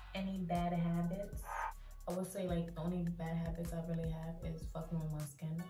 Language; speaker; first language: English; native; English